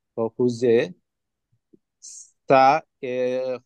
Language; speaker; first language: French; non-native, learner; Bangla